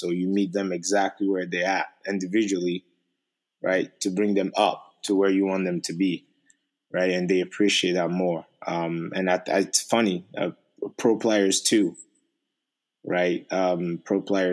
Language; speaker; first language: English; non-native, fluent; French